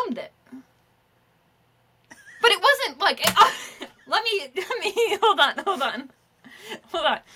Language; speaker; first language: English; native; English